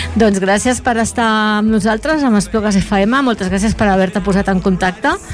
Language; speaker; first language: Catalan; native; Catalan